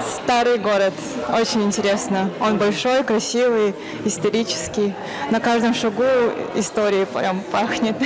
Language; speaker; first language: Russian; non-native, fluent; Kyrgyz